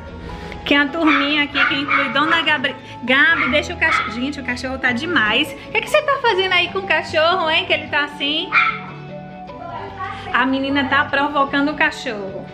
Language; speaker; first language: Portuguese; native; Portuguese